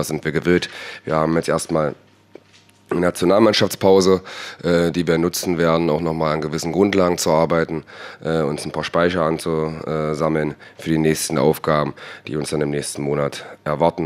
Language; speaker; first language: German; native; German